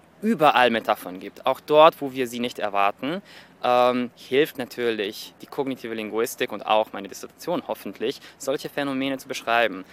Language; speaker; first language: German; non-native, fluent; Serbian